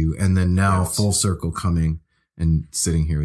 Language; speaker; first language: English; native; English